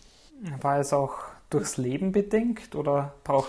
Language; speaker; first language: German; native; German